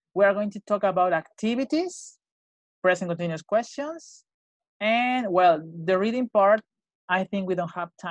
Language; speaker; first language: English; non-native, fluent; Spanish